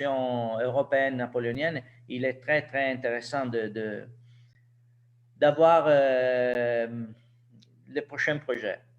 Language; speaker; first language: French; non-native, learner; Italian